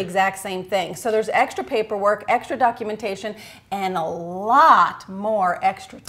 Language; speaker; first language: English; native; English